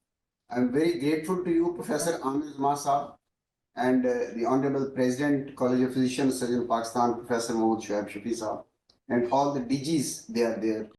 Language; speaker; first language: English; non-native, local second language; Urdu